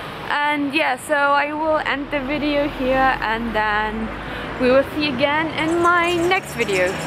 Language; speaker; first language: English; non-native, fluent; German